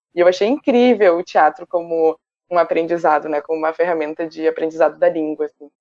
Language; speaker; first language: Portuguese; native; Portuguese